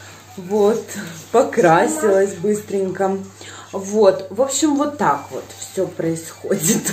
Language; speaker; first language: Russian; native; Russian